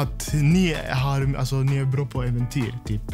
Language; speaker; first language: Swedish; non-native, fluent; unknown